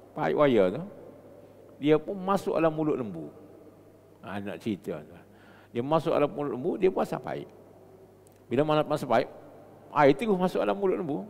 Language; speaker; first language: Malay; native; Malay